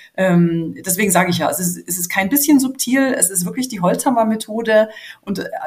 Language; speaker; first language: German; native; German